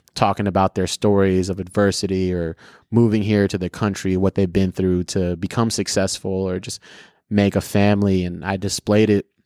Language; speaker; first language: English; early bilingual, other home language; Filipino